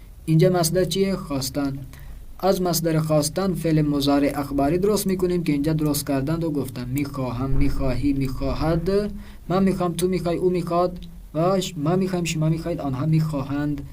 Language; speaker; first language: Persian; non-native, fluent; Urdu